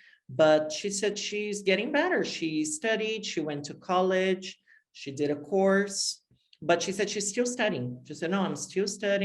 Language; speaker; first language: English; non-native, fluent; Portuguese